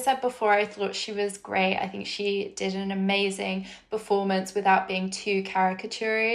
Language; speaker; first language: English; native; English